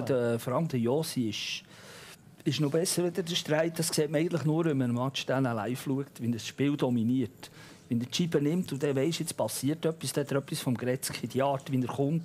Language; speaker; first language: German; native; German